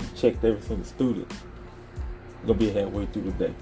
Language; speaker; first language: English; native; English